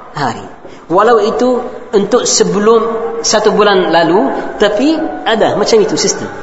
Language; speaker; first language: Indonesian; non-native, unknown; Arabic